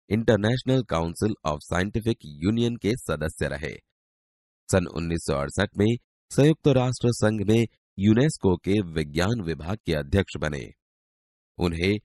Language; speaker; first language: Hindi; non-native, local second language; Gujarati